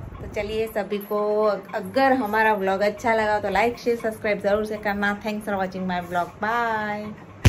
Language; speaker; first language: Hindi; non-native, local second language; Gujarati